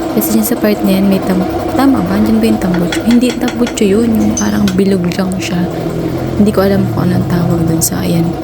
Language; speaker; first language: Filipino; native; Filipino